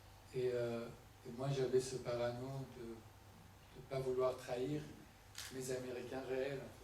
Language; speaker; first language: French; non-native, fluent; Persian